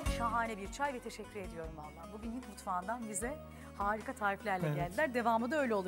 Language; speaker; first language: Turkish; native; Turkish